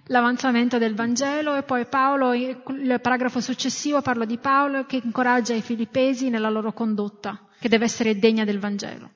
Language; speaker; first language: Italian; native; Italian